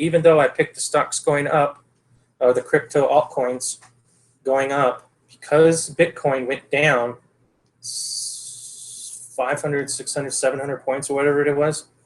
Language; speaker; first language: English; native; English